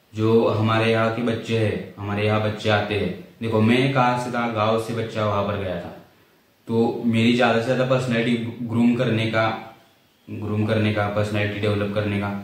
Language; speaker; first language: Hindi; non-native, local second language; Marathi